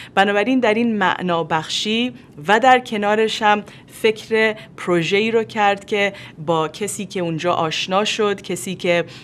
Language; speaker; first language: Persian; native; Persian